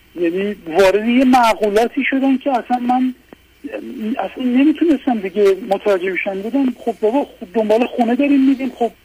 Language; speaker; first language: Persian; non-native, local second language; Azerbaijani